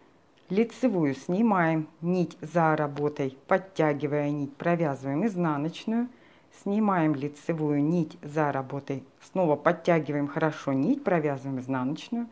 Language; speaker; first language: Russian; native; Russian